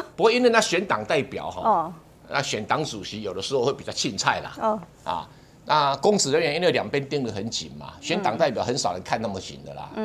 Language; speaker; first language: Chinese; native; Chinese